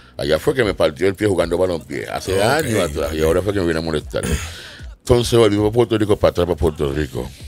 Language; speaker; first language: Spanish; non-native, fluent; English